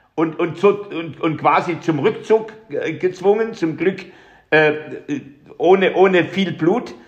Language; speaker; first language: German; native; German